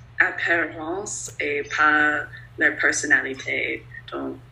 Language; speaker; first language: French; non-native, learner; English